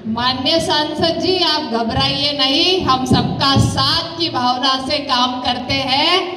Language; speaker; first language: Hindi; non-native, local second language; Marathi